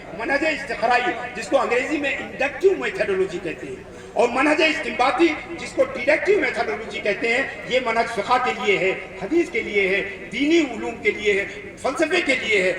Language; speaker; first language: Urdu; native; Urdu